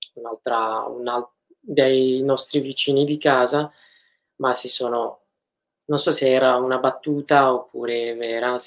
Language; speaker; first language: Italian; non-native, fluent; Kurdish